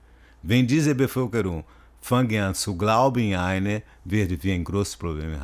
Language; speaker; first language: German; non-native, learner; Portuguese